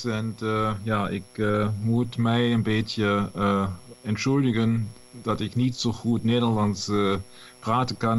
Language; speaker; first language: Dutch; non-native, learner; German